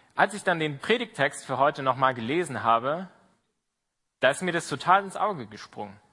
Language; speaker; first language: German; native; German